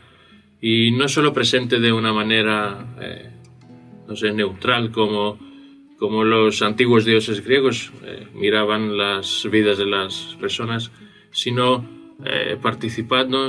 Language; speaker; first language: Spanish; non-native, fluent; Greek